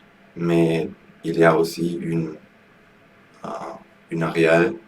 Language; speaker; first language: French; non-native, learner; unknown